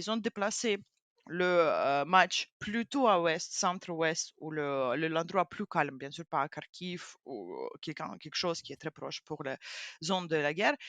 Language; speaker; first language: French; non-native, fluent; Ukrainian